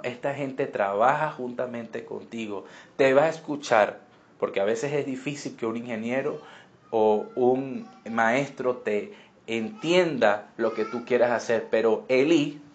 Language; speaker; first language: Spanish; native; Spanish